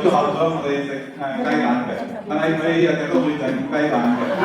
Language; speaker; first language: Cantonese; native; Cantonese